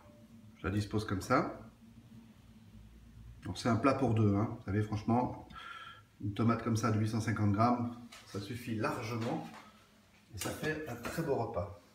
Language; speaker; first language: French; native; French